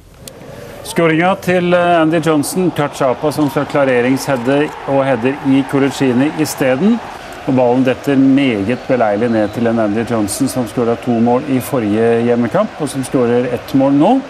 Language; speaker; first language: Norwegian; native; Norwegian